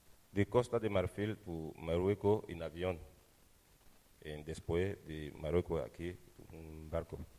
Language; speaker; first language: Spanish; non-native, learner; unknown